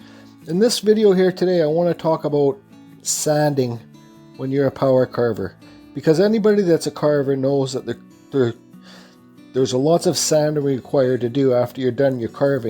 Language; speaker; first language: English; native; English